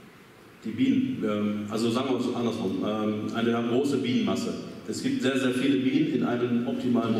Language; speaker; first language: German; native; German